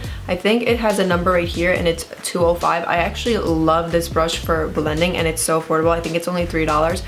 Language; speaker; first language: English; native; English